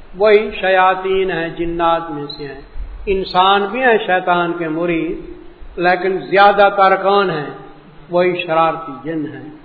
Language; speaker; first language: Urdu; non-native, local second language; Punjabi